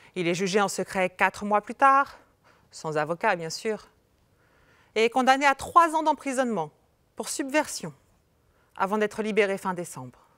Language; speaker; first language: French; native; French